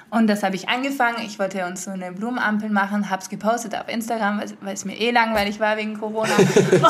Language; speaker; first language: German; early bilingual, heritage; French